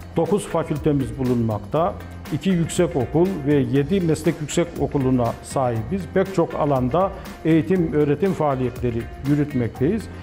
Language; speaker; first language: Turkish; native; Turkish